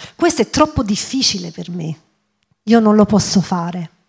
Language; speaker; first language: Italian; early bilingual, other home language; English